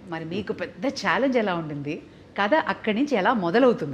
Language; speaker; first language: Telugu; native; Telugu